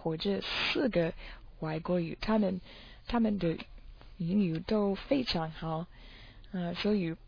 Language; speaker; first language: Chinese; non-native, learner; English